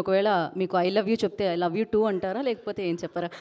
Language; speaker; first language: Telugu; native; Telugu